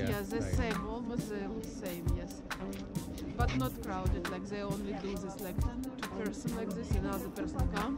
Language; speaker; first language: English; non-native, learner; Russian